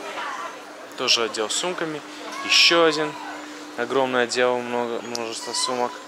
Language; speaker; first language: Russian; native; Russian